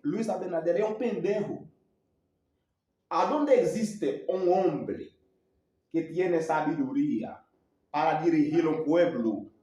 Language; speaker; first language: Spanish; non-native, learner; Haitian Creole